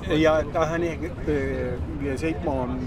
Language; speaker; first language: German; non-native, learner; Spanish